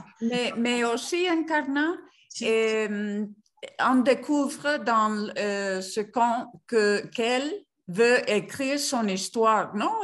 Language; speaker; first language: French; non-native, fluent; Spanish